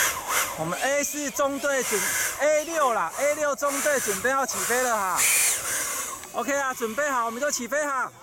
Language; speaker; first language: Chinese; native; Chinese